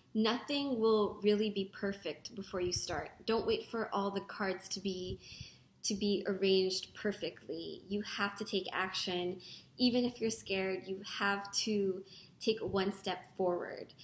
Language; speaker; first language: English; non-native, local second language; Filipino